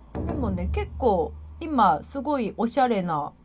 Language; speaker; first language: Japanese; native; Japanese